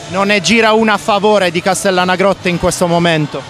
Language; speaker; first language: Italian; native; Italian